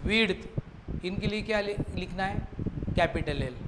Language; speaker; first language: Hindi; non-native, local second language; Marathi